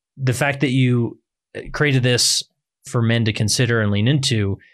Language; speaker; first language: English; native; English